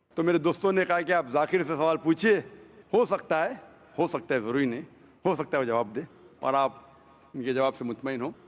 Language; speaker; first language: Hindi; non-native, local second language; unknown